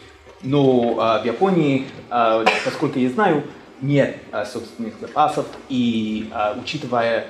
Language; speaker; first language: Russian; non-native, fluent; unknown